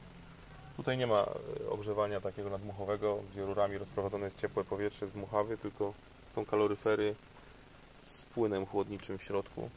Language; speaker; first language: Polish; native; Polish